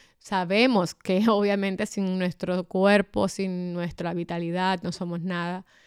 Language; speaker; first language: Spanish; native; Spanish